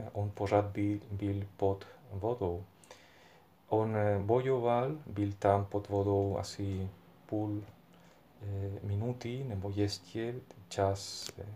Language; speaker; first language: Czech; non-native, fluent; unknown